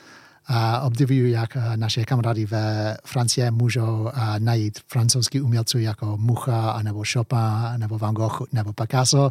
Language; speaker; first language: Czech; early bilingual, heritage; English